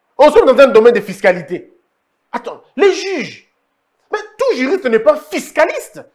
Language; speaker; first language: French; non-native, local second language; Lingala